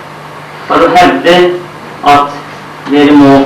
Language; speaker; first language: Norwegian; non-native, fluent; Urdu